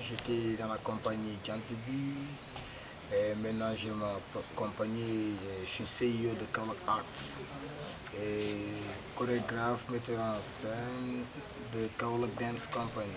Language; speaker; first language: French; non-native, local second language; Wolof